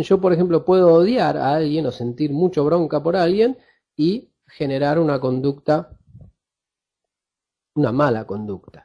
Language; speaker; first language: Spanish; native; Spanish